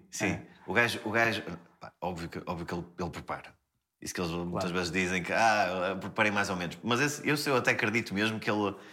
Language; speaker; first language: Portuguese; native; Portuguese